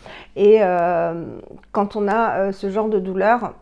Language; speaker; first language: French; native; French